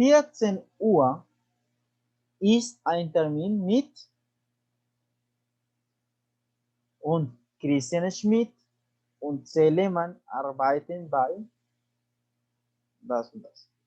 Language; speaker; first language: German; non-native, fluent; Spanish